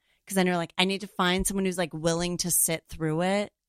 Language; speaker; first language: English; native; English